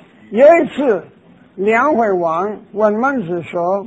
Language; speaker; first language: Chinese; non-native, fluent; English